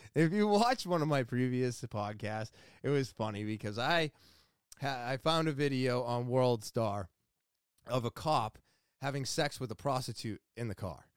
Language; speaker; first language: English; native; English